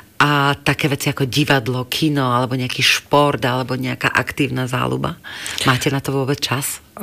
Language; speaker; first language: Slovak; native; Slovak